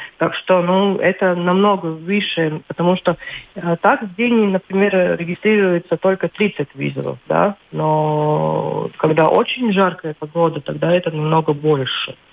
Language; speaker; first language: Russian; non-native, local second language; Latvian